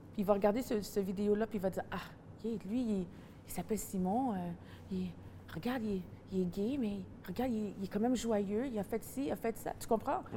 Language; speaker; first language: French; native; French